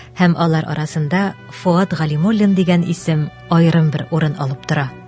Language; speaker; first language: Tatar; native; Tatar